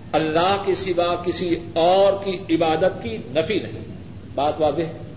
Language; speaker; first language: Urdu; non-native, local second language; Punjabi